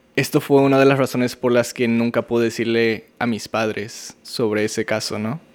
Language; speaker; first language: Spanish; native; Spanish